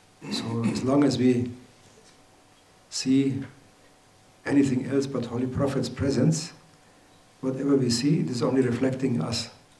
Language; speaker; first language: English; non-native, fluent; German